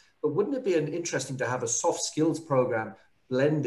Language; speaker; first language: English; native; English